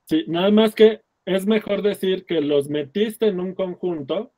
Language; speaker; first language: Spanish; native; Spanish